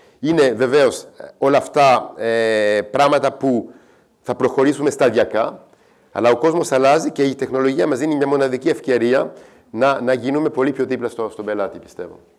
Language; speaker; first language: Greek; non-native, fluent; French